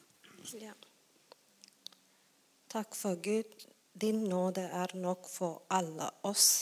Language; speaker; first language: Norwegian; non-native, learner; Tamil